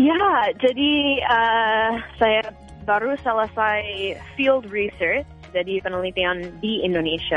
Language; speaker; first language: Indonesian; non-native, fluent; English